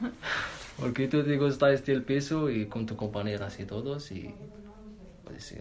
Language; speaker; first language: Spanish; non-native, learner; Arabic